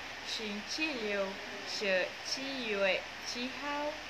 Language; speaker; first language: Chinese; non-native, learner; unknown